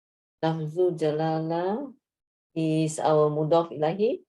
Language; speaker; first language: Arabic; non-native, learner; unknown